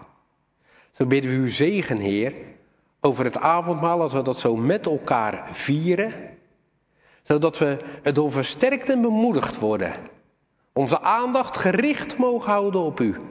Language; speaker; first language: Dutch; native; Dutch